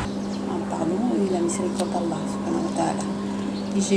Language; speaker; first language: French; non-native, fluent; Spanish